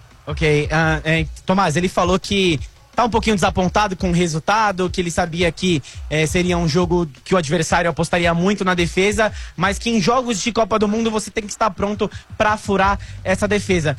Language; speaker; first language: Portuguese; native; Portuguese